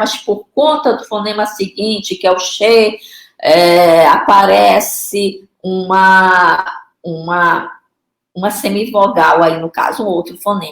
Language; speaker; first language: Portuguese; native; Portuguese